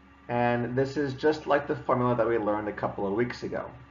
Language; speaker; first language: English; native; English